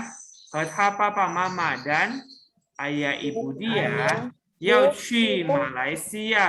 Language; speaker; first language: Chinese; non-native, local second language; Indonesian